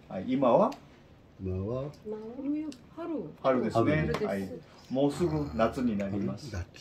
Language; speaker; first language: Japanese; non-native, learner; Korean